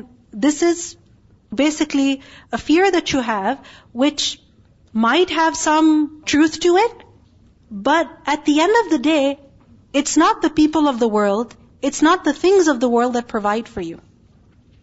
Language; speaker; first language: English; non-native, local second language; Urdu